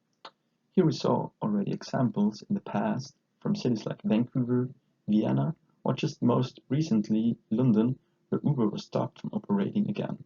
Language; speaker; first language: English; non-native, fluent; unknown